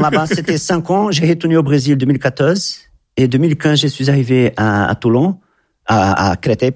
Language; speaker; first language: French; non-native, fluent; Italian